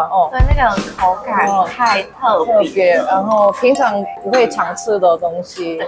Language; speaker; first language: Chinese; non-native, fluent; Korean